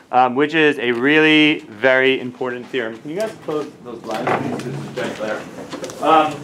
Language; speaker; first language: English; native; English